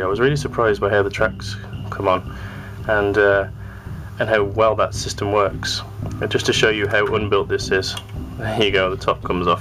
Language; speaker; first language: English; native; English